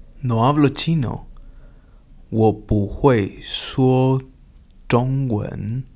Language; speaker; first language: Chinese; non-native, fluent; Spanish